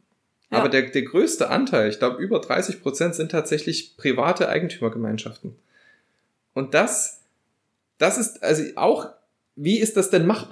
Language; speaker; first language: German; native; German